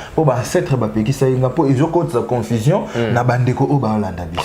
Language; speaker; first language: Lingala; non-native, local second language; Kongo